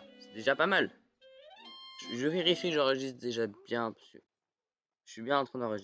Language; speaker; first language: French; native; French